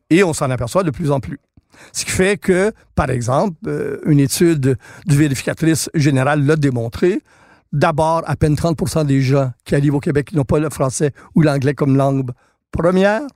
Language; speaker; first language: French; native; French